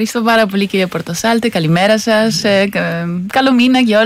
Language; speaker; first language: Greek; non-native, fluent; Spanish